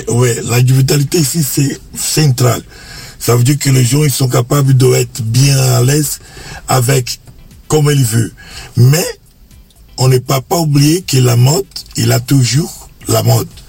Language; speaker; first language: French; non-native, fluent; Portuguese